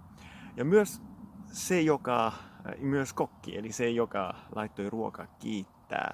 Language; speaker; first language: Finnish; non-native, fluent; Italian